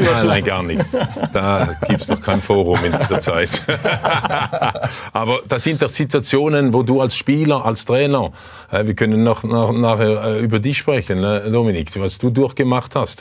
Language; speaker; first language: German; native; German